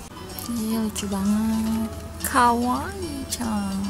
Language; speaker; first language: Japanese; non-native, learner; Indonesian